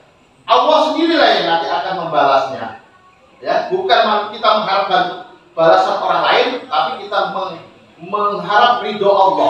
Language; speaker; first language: Indonesian; native; Indonesian